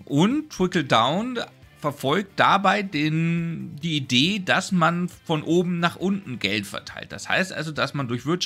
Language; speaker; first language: German; native; German